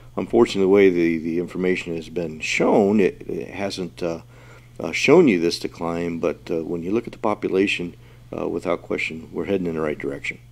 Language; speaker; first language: English; native; English